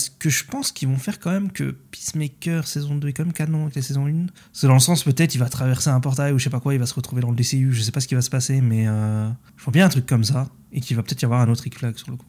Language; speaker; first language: French; native; French